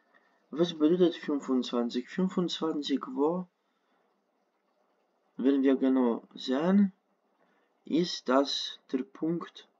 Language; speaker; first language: German; non-native, fluent; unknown